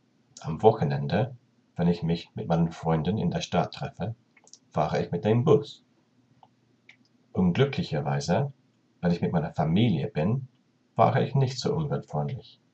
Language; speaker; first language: German; non-native, learner; English